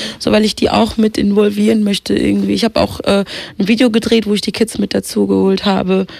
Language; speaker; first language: German; early bilingual, other home language; Swahili